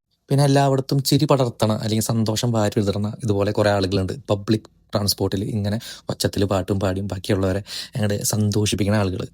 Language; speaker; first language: Malayalam; native; Malayalam